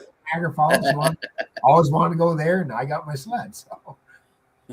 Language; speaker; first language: English; native; English